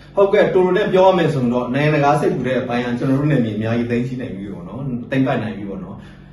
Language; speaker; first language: Burmese; non-native, local second language; S'gaw Karen